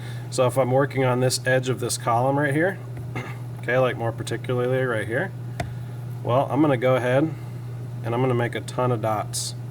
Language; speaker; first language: English; native; English